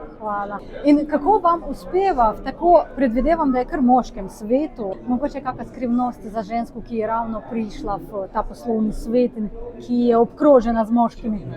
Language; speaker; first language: Slovenian; non-native, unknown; Ukrainian